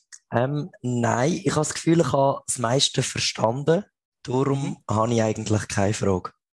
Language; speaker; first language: German; native; German